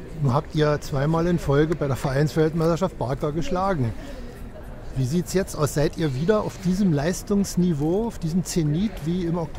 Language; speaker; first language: German; native; German